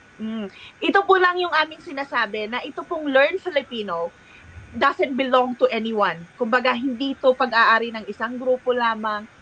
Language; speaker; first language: Filipino; native; Filipino